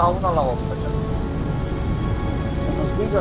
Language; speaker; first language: Italian; native; Italian